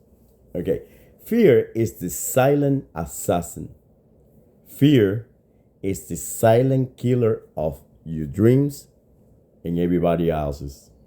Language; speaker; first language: English; non-native, fluent; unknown